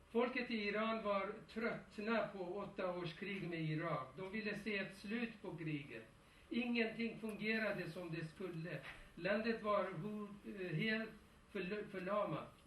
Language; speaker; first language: Swedish; non-native, fluent; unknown